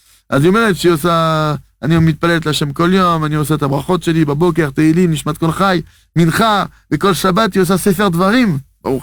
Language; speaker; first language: Hebrew; non-native, fluent; French